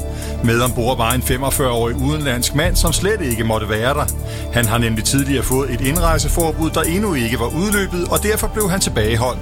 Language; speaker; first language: Danish; native; Danish